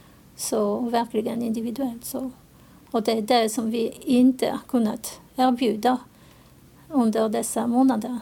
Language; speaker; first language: Swedish; non-native, fluent; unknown